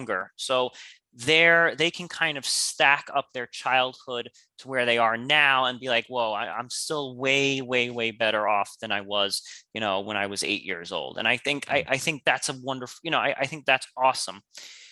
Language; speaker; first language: English; native; English